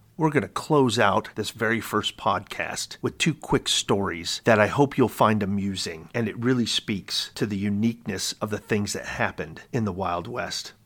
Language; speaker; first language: English; native; English